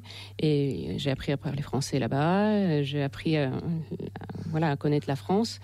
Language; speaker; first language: French; non-native, fluent; Russian